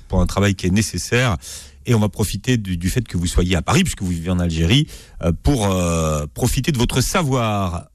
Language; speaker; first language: French; native; French